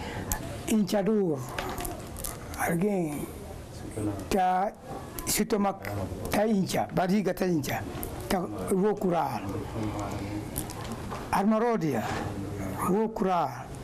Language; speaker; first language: Portuguese; non-native, local second language; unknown